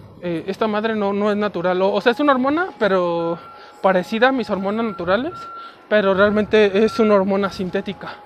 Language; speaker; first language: Spanish; native; Spanish